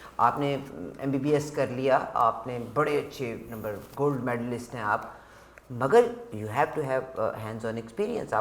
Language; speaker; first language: Urdu; native; Urdu